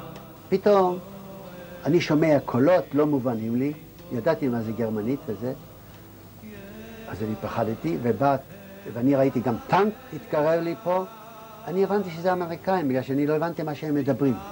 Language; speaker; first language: Hebrew; non-native, fluent; Yiddish